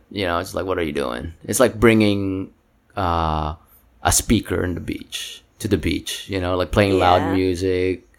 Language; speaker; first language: English; non-native, local second language; Filipino